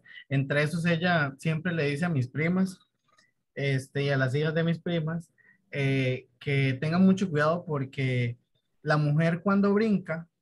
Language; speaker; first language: Spanish; native; Spanish